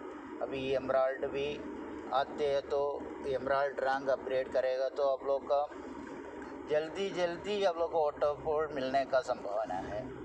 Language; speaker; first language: Hindi; non-native, local second language; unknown